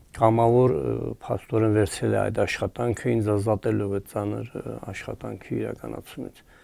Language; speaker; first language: Armenian; native; Armenian